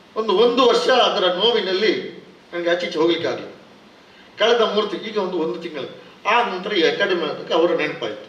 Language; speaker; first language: Kannada; non-native, local second language; Malayalam